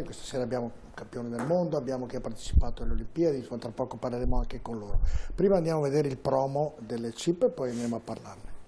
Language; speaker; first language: Italian; native; Italian